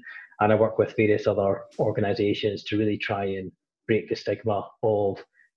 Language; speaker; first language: English; native; English